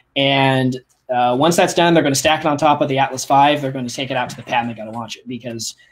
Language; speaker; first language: English; native; English